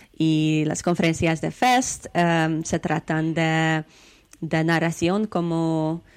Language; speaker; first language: Spanish; non-native, learner; Hungarian